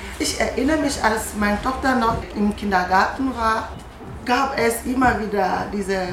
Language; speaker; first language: German; non-native, fluent; French